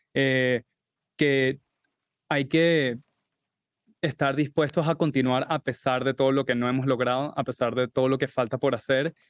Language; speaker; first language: Spanish; native; Spanish